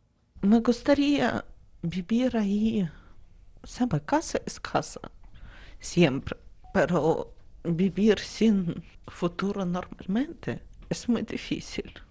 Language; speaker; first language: Spanish; non-native, learner; Russian